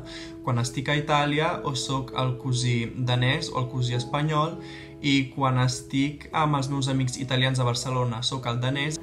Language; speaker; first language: Catalan; early bilingual, other home language; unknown